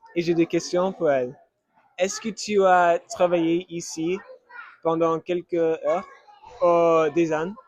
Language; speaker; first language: French; non-native, learner; English